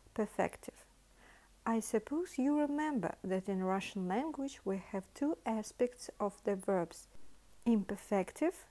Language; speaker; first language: English; non-native, fluent; Russian